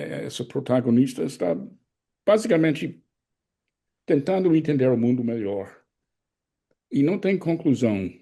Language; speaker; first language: Portuguese; non-native, fluent; English